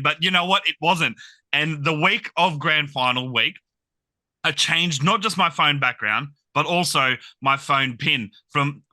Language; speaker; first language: English; native; English